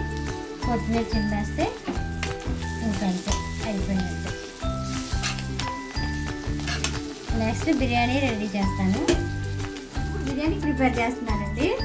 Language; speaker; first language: Telugu; native; Telugu